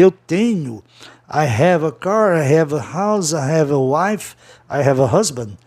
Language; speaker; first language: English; non-native, fluent; Portuguese